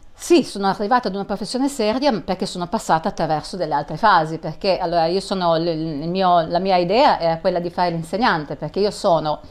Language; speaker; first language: Italian; native; Italian